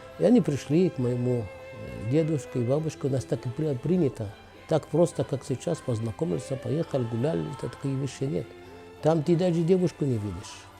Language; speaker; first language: Russian; non-native, fluent; Arabic